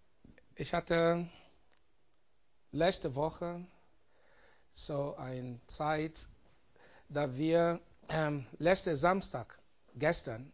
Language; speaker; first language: German; non-native, learner; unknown